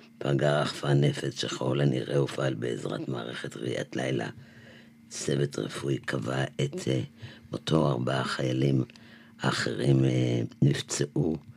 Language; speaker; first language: Hebrew; native; Hebrew